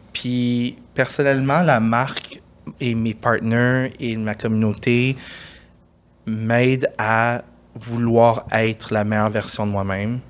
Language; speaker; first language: French; early bilingual, other home language; Persian